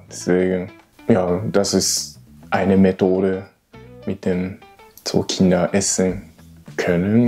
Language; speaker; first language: German; non-native, learner; Japanese